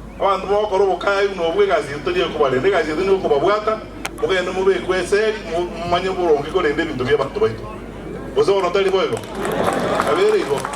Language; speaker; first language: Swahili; non-native, local second language; Gusii